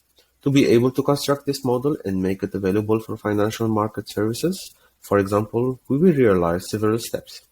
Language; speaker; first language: English; non-native, fluent; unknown